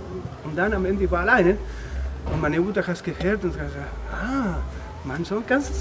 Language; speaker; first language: German; non-native, learner; Spanish